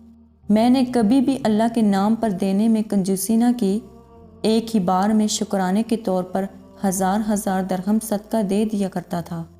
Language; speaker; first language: Urdu; native; Urdu